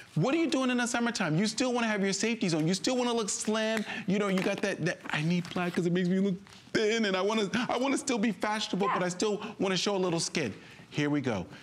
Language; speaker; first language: English; native; English